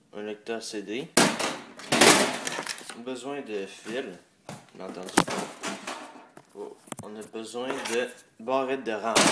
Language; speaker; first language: French; native; French